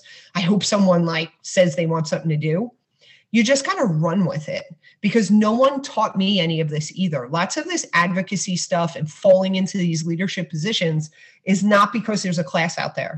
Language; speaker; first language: English; native; English